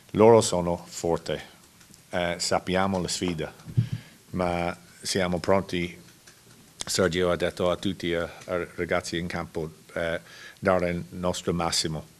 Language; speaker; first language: Italian; non-native, learner; English